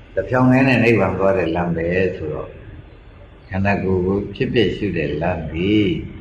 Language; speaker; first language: Burmese; native; Burmese